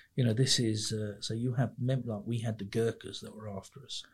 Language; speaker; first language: English; native; English